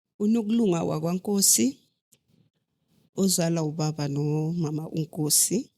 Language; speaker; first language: Zulu; native; Zulu